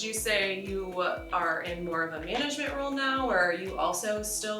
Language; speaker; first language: English; native; English